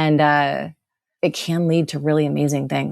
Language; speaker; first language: English; native; English